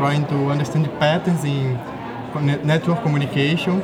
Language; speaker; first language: English; non-native, fluent; Portuguese